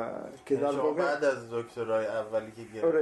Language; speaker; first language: Persian; native; Persian